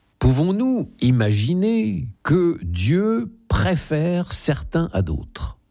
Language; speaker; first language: French; native; French